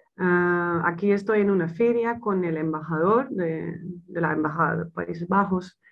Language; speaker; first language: Spanish; non-native, fluent; Dutch